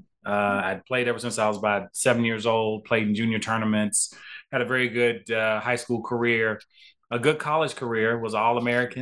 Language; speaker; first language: English; native; English